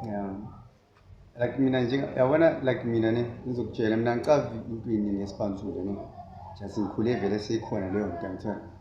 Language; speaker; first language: Zulu; native; Zulu